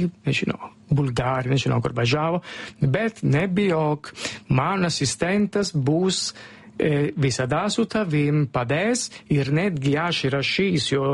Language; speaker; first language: Lithuanian; non-native, fluent; Italian